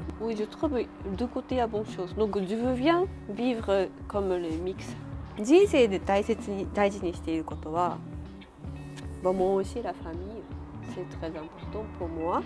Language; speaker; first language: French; non-native, learner; Japanese